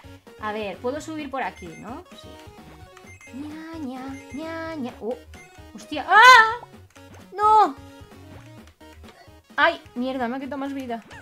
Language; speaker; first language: Spanish; native; Spanish